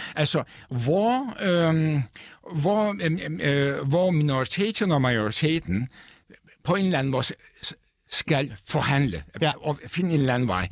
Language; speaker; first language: Danish; non-native, fluent; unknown